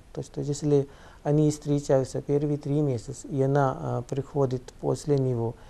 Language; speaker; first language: Russian; non-native, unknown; Punjabi